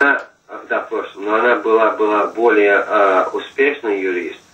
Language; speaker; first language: Russian; non-native, fluent; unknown